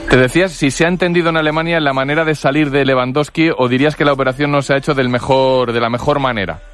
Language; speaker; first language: Spanish; native; Spanish